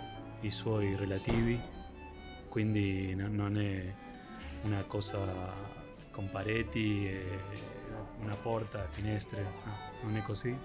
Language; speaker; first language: Italian; non-native, learner; Spanish